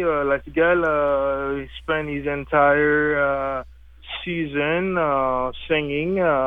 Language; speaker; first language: English; non-native, fluent; French